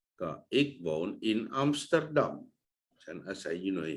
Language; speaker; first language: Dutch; non-native, fluent; Thai